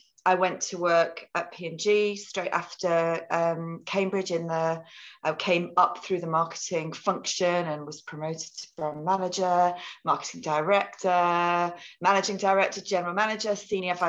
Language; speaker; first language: English; native; English